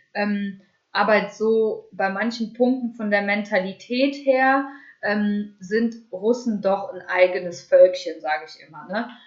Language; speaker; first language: German; early bilingual, other home language; Russian